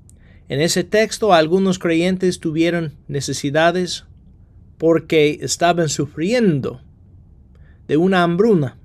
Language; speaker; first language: Spanish; non-native, fluent; English